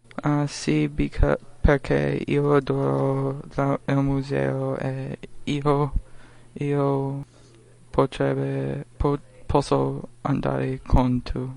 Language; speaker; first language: Italian; non-native, learner; English